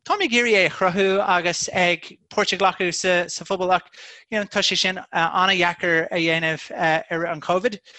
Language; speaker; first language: Irish; non-native, local second language; English